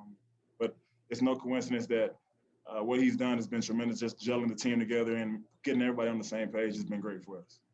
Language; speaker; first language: English; native; English